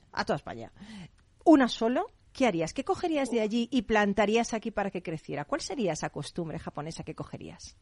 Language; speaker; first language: Spanish; native; Spanish